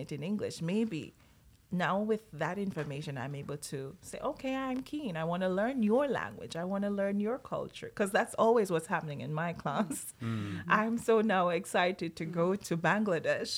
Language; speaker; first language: English; non-native, local second language; Jamaican Creole English